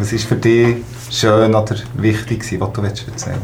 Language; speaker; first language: German; native; German